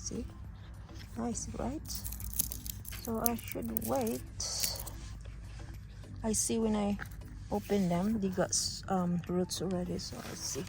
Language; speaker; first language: English; non-native, fluent; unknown